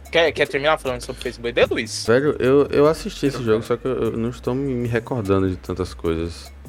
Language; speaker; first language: Portuguese; native; Portuguese